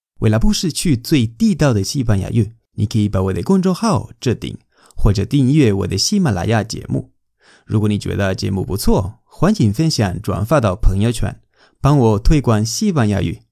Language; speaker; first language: Chinese; non-native, fluent; Spanish